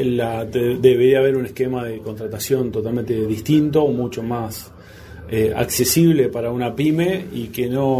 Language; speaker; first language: Spanish; native; Spanish